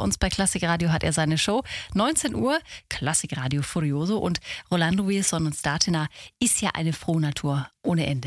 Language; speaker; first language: German; native; German